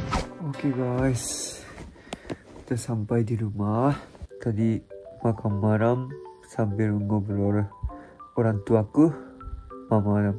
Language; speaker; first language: Indonesian; non-native, fluent; Japanese